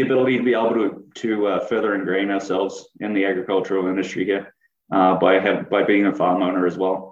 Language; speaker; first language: English; native; English